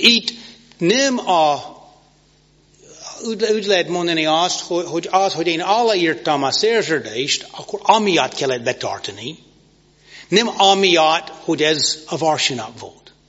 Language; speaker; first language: Hungarian; non-native, fluent; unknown